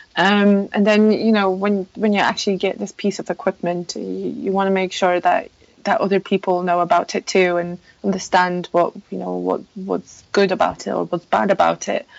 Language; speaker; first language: English; non-native, fluent; Polish